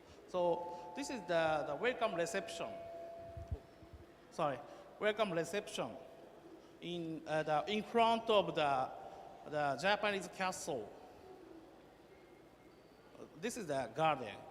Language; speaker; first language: English; non-native, learner; Japanese